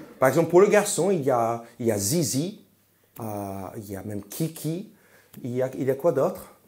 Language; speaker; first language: French; non-native, fluent; English